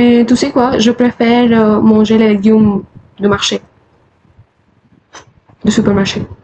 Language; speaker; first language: French; non-native, fluent; Hindi